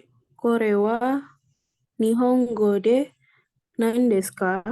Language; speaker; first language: Japanese; non-native, learner; Indonesian